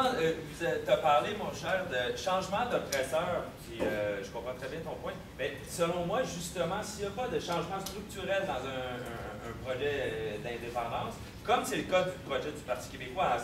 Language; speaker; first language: French; native; French